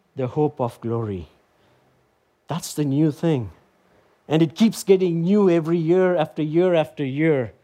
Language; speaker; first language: English; non-native, local second language; Tamil